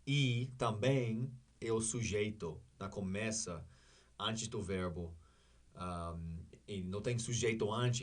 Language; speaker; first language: Portuguese; non-native, learner; English